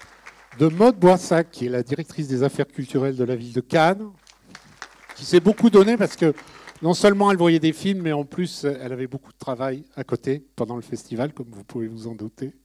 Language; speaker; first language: French; native; French